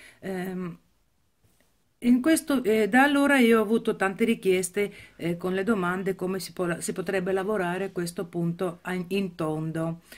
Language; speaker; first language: Italian; non-native, fluent; Ukrainian